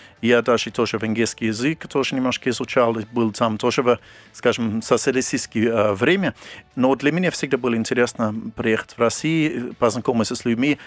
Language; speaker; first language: Russian; non-native, fluent; English